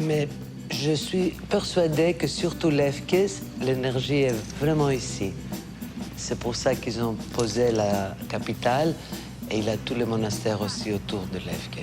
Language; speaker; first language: French; non-native, fluent; Greek